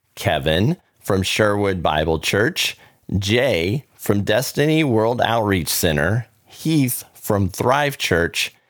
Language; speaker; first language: English; native; English